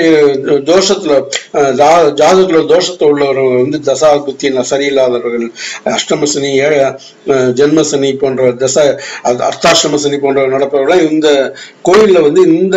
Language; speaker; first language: Tamil; native; Tamil